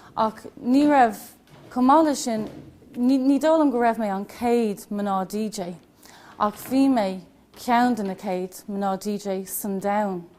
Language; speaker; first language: Irish; non-native, local second language; English